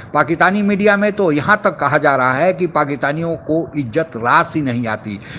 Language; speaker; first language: Hindi; native; Hindi